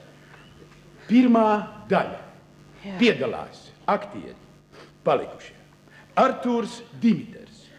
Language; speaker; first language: Latvian; native; Latvian